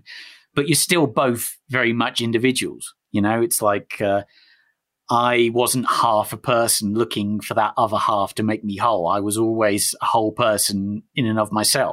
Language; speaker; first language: English; native; English